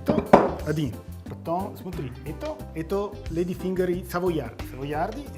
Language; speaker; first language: Russian; non-native, learner; Italian